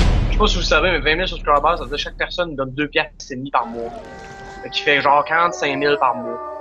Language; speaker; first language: French; native; French